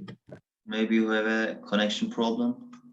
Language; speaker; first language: English; non-native, learner; Turkish